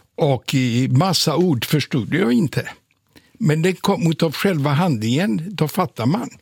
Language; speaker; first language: Swedish; non-native, fluent; Polish